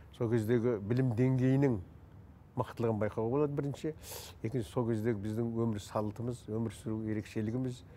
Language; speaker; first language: Kazakh; native; Kazakh